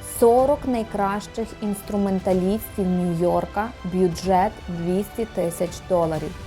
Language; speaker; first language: Ukrainian; native; Ukrainian